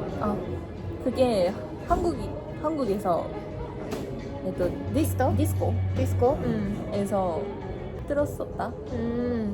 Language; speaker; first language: Korean; early bilingual, heritage; Korean